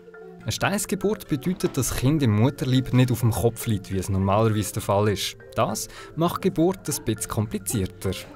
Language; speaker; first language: German; native; German